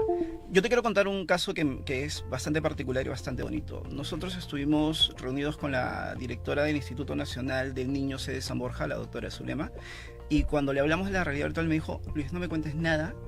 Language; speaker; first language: Spanish; native; Spanish